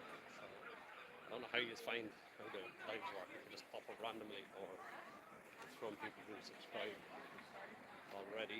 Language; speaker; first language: English; native; English